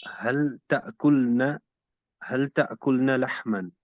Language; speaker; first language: Arabic; non-native, learner; Hindi